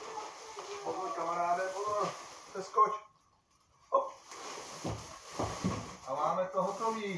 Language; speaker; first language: Czech; native; Czech